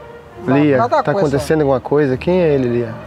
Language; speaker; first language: Portuguese; native; Portuguese